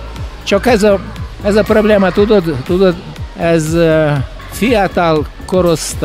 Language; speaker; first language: Hungarian; non-native, learner; Russian